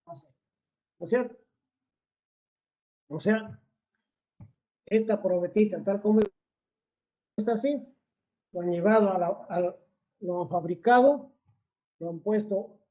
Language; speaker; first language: Spanish; native; Spanish